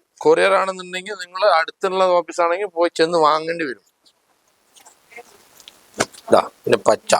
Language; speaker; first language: Malayalam; native; Malayalam